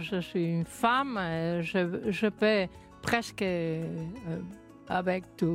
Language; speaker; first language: French; non-native, learner; Spanish